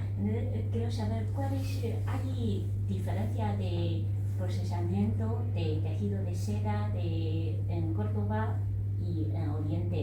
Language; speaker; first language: Spanish; non-native, learner; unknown